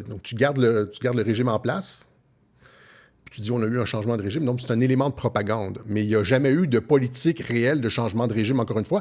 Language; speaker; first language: French; native; French